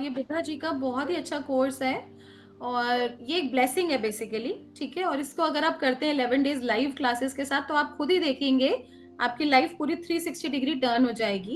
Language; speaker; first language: Hindi; native; Hindi